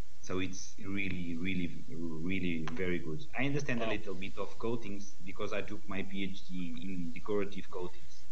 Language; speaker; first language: English; non-native, learner; Portuguese